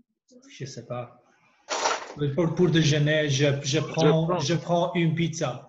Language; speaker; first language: French; non-native, learner; Albanian